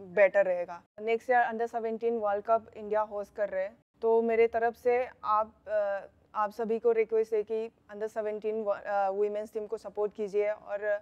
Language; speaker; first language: Hindi; non-native, local second language; Manipuri